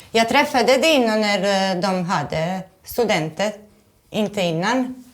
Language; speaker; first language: Swedish; non-native, learner; Serbian